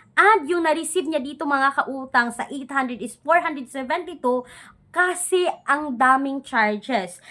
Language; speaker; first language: Filipino; non-native, local second language; Cebuano